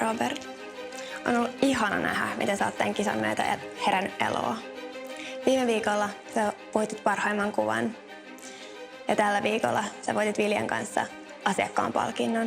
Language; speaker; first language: Finnish; native; Finnish